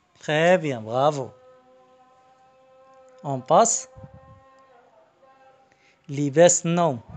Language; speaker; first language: French; non-native, fluent; Arabic